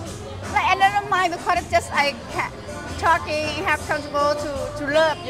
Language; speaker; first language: English; non-native, learner; Thai